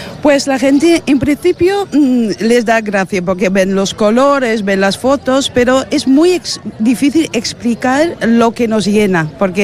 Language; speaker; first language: Spanish; non-native, fluent; Dutch